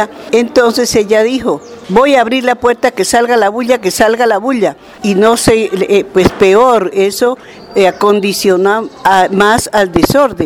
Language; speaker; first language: Spanish; native; Spanish